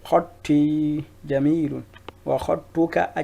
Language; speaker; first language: Arabic; non-native, fluent; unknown